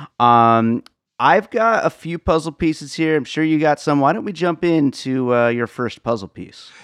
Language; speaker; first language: English; native; English